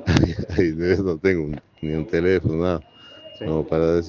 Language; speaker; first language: Spanish; native; Spanish